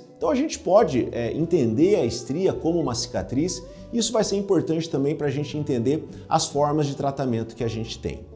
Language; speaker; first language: Portuguese; native; Portuguese